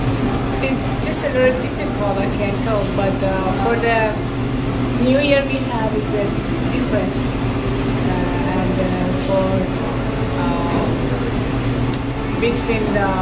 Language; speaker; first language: English; non-native, learner; Persian